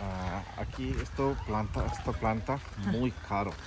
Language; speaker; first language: Spanish; non-native, learner; Malayalam